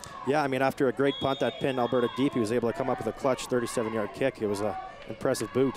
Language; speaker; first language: English; early bilingual, other home language; French